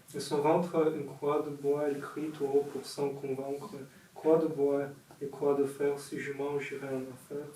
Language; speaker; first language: French; non-native, learner; Russian